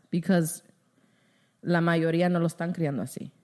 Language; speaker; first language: Spanish; early bilingual, heritage; Spanish